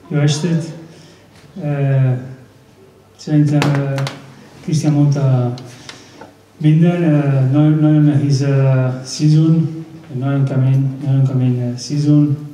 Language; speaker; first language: Hungarian; non-native, learner; Spanish